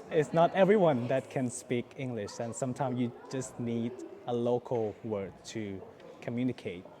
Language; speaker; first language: English; non-native, learner; Thai